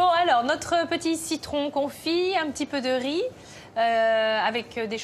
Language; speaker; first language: French; native; French